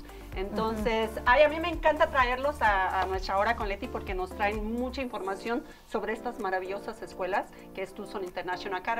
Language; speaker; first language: Spanish; native; Spanish